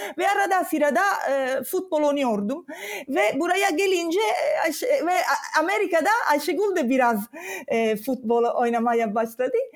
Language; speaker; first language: Turkish; non-native, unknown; Italian